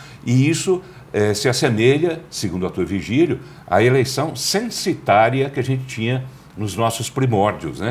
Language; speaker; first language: Portuguese; native; Portuguese